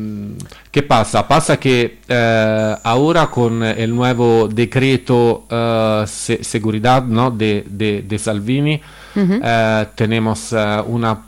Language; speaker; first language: Spanish; non-native, learner; Italian